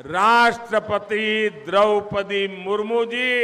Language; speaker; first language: Hindi; non-native, local second language; Gujarati